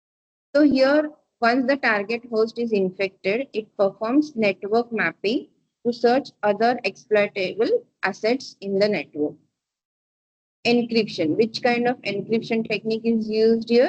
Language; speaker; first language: English; non-native, local second language; Marathi